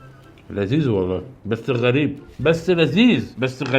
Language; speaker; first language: Arabic; native; Arabic